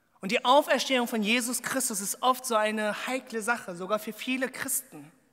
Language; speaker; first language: German; early bilingual, other home language; Korean